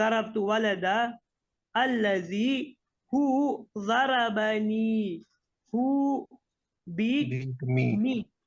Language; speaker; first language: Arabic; non-native, fluent; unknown